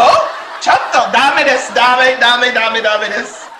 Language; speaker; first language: Japanese; non-native, learner; English